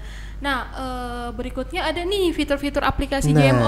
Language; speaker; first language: Indonesian; native; Indonesian